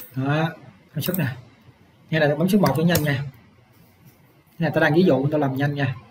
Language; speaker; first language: Vietnamese; native; Vietnamese